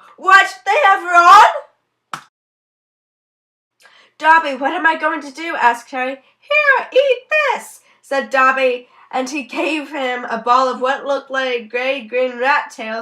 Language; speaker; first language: English; native; English